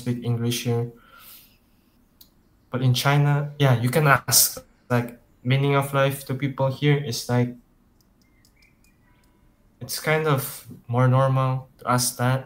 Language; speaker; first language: English; non-native, local second language; Chinese